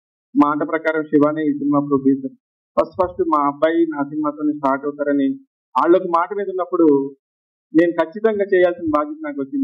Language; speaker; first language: Telugu; native; Telugu